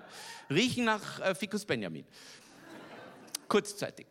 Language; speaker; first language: German; native; German